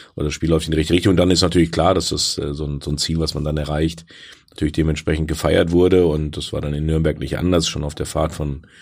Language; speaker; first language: German; native; German